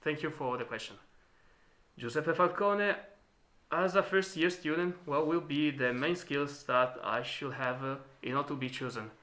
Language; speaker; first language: English; non-native, learner; Italian